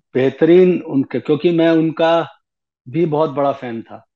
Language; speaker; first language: Hindi; native; Hindi